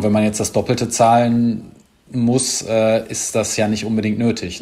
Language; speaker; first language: German; native; German